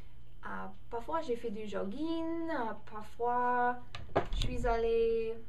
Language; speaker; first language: French; non-native, learner; English